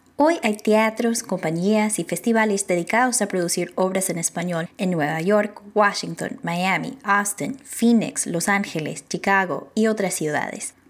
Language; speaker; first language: Spanish; non-native, fluent; English